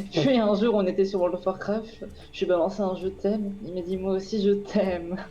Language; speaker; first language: French; native; French